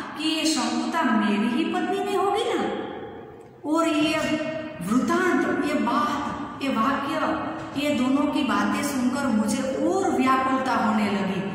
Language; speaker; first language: Hindi; non-native, local second language; Gujarati